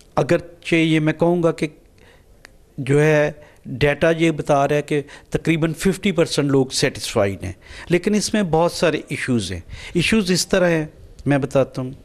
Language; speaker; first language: Urdu; non-native, local second language; Punjabi